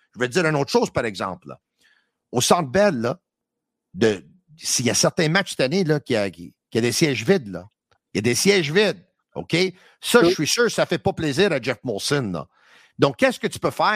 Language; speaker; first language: French; non-native, local second language; English